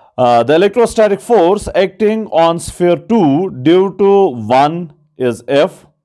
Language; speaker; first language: English; non-native, local second language; Kashmiri